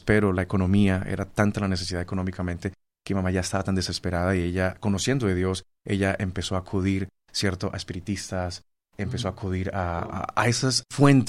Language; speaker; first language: Spanish; native; Spanish